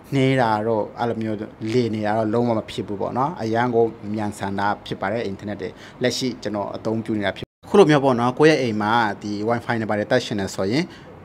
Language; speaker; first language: Burmese; native; Burmese